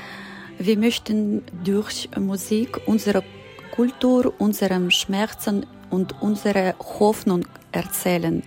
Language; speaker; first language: German; non-native, learner; Ukrainian